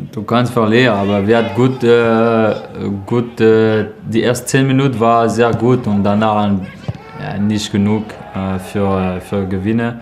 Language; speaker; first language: German; non-native, learner; French